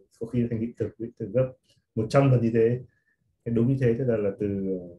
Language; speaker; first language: Vietnamese; native; Vietnamese